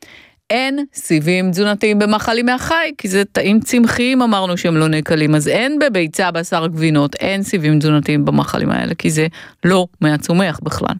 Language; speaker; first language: Hebrew; native; Hebrew